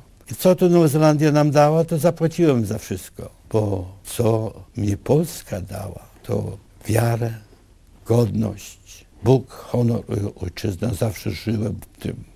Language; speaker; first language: Polish; early bilingual, other home language; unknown